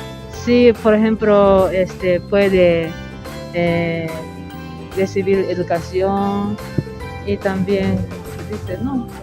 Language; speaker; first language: Spanish; non-native, learner; Japanese